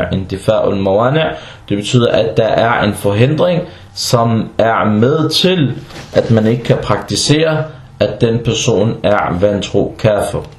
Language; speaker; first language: Danish; non-native, fluent; Arabic